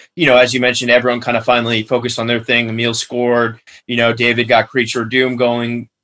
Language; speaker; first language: English; native; English